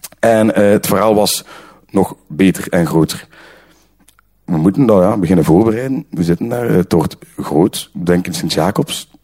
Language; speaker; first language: Dutch; native; Dutch